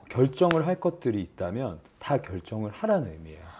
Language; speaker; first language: Korean; native; Korean